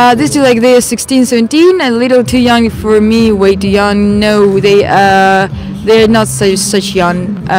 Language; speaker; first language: English; non-native, fluent; Ukrainian